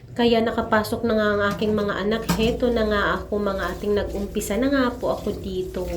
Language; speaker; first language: Filipino; non-native, local second language; Masbatenyo